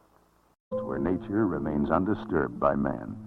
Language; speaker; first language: English; native; English